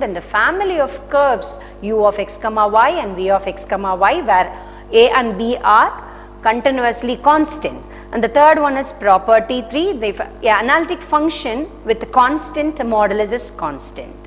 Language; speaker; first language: English; non-native, local second language; Tamil